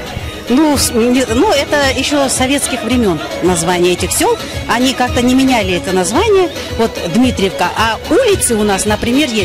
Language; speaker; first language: Russian; native; Russian